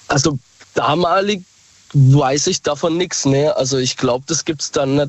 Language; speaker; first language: German; native; German